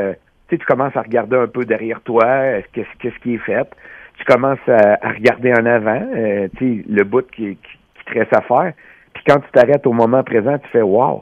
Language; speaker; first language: French; native; French